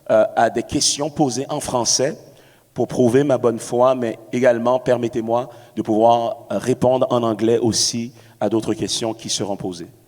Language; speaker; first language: French; native; French